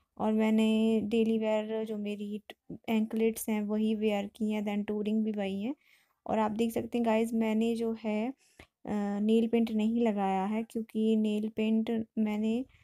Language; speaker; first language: Hindi; native; Hindi